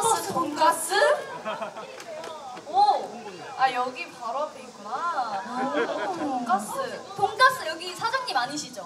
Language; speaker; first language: Korean; non-native, fluent; Japanese